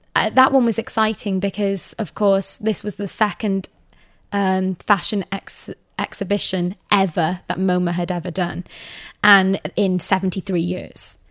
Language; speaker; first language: English; native; English